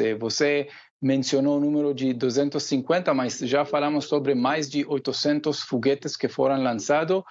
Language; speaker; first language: Portuguese; non-native, fluent; Hebrew